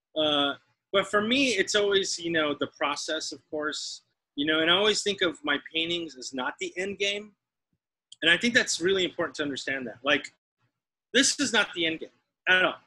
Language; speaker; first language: English; native; English